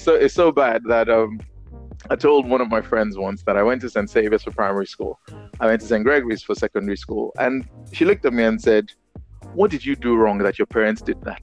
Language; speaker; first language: English; non-native, local second language; Yoruba